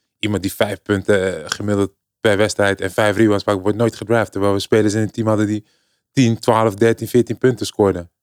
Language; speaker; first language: Dutch; native; Dutch